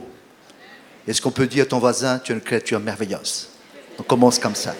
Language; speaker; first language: French; non-native, fluent; Portuguese